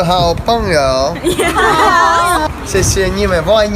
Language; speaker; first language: Chinese; non-native, learner; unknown